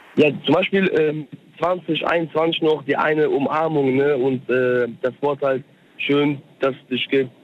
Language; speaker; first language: German; early bilingual, other home language; Turkish